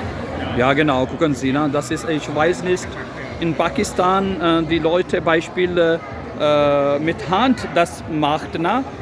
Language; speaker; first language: German; non-native, learner; Urdu